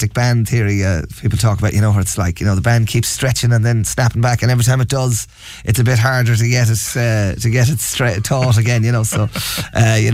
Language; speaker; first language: English; native; English